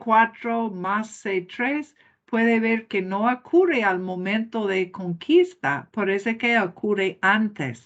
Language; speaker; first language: Spanish; non-native, fluent; English